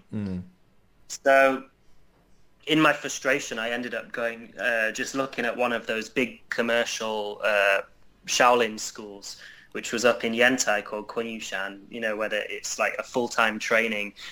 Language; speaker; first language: English; native; English